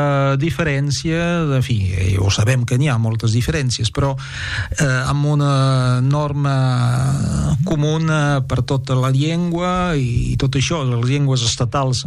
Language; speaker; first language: Catalan; non-native, fluent; French